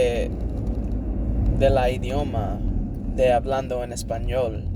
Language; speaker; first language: Spanish; early bilingual, heritage; English